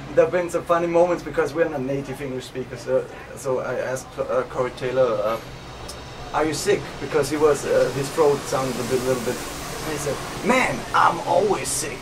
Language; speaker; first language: English; non-native, fluent; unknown